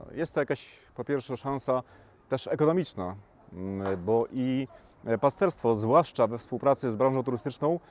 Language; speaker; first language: Polish; native; Polish